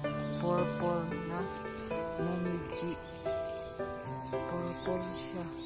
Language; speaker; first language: Filipino; non-native, local second language; Cebuano